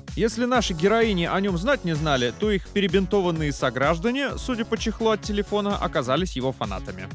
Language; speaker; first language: Russian; native; Russian